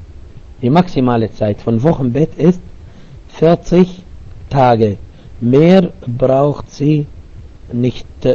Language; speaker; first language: German; non-native, learner; Arabic